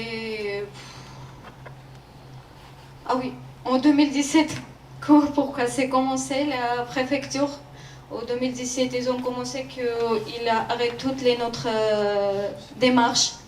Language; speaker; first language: French; non-native, learner; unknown